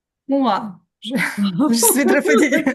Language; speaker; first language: French; non-native, learner; Ukrainian